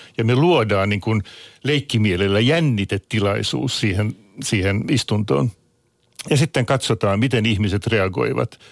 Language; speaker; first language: Finnish; non-native, local second language; Swedish